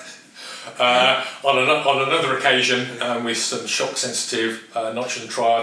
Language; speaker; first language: English; native; English